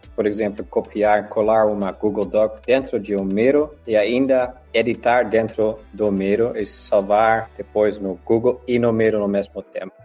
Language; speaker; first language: Portuguese; non-native, learner; Dutch